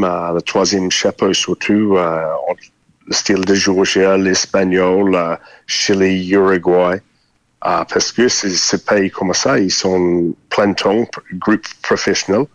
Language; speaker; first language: French; non-native, fluent; English